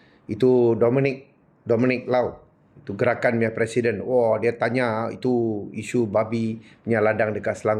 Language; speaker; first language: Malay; non-native, local second language; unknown